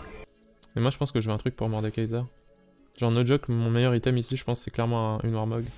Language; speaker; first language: French; native; French